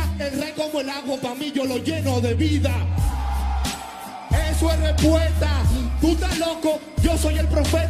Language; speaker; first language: Spanish; native; Spanish